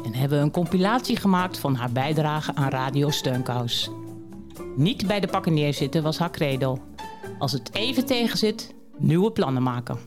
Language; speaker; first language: Dutch; native; Dutch